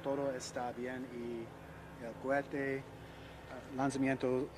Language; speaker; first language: Spanish; non-native, learner; English